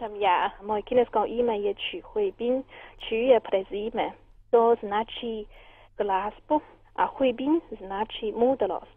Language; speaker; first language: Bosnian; non-native, learner; Chinese